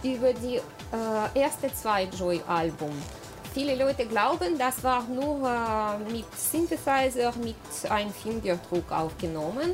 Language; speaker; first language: German; non-native, learner; Russian